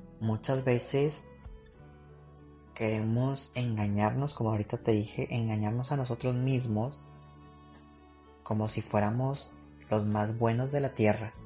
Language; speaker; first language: Spanish; native; Spanish